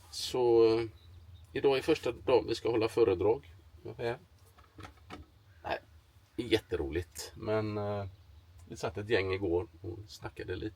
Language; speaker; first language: Swedish; native; Swedish